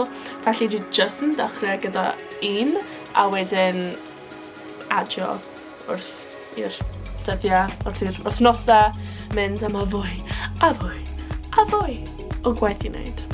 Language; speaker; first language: Welsh; non-native, local second language; English